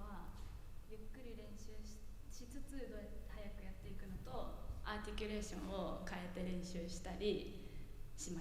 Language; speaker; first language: Japanese; native; Japanese